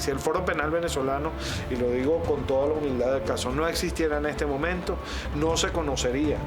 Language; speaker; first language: Spanish; native; Spanish